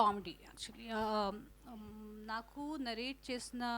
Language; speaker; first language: Telugu; non-native, learner; Hindi